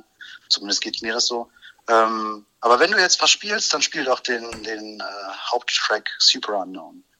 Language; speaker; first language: German; native; German